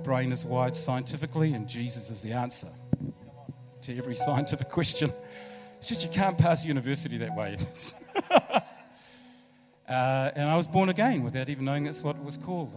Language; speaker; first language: English; native; English